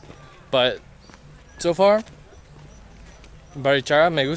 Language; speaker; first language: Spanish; non-native, learner; English